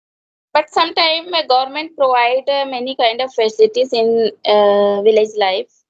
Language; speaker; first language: English; non-native, learner; Hindi